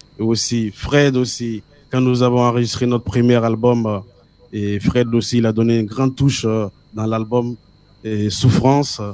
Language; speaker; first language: French; non-native, local second language; Mossi